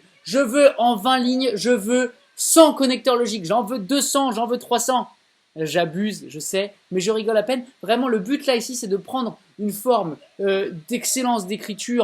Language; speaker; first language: French; native; French